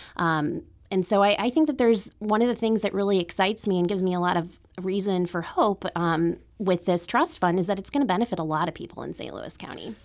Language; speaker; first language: English; native; English